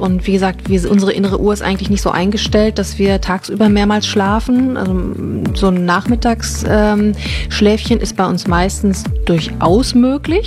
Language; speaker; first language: German; native; German